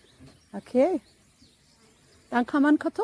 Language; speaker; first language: German; non-native, learner; Persian